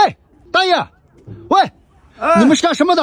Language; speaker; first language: Chinese; native; Chinese